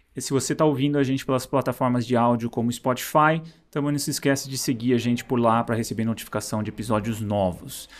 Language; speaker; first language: Portuguese; native; Portuguese